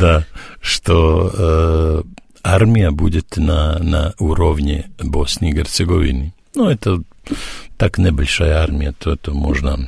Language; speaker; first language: Russian; non-native, learner; Serbian